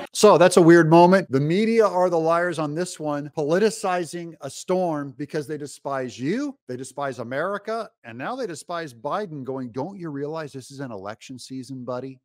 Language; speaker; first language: English; native; English